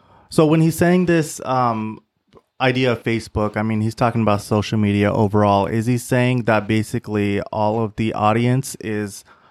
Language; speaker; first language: English; native; English